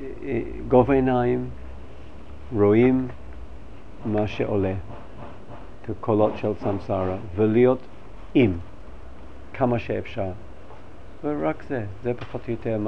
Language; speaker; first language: Hebrew; non-native, fluent; English